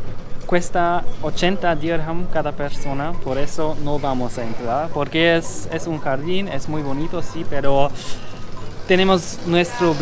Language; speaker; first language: Spanish; non-native, learner; German